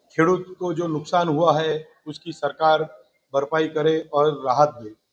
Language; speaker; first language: Hindi; non-native, local second language; Gujarati